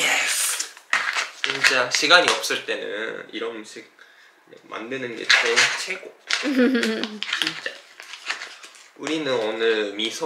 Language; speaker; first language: Korean; non-native, learner; Japanese